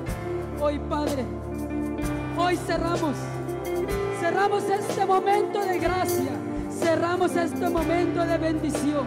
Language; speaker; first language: Spanish; native; Spanish